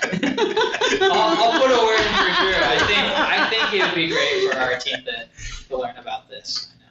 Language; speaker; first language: English; native; English